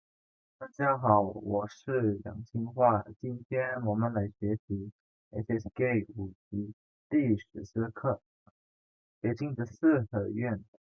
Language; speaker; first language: Chinese; non-native, fluent; Indonesian